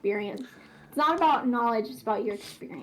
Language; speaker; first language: English; native; English